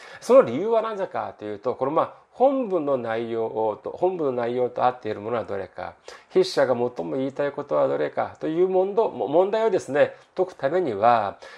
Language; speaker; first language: Japanese; non-native, fluent; Korean